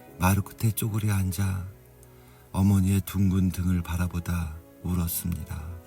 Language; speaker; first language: Korean; native; Korean